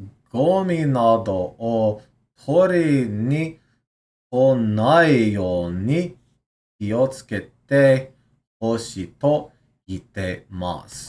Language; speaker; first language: Japanese; non-native, learner; English